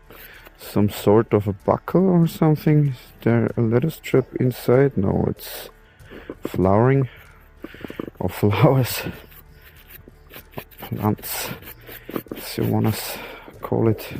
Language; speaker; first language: English; non-native, learner; German